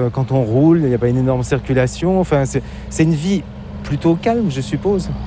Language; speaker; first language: French; native; French